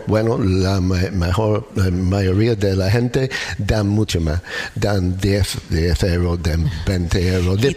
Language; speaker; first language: Spanish; non-native, learner; English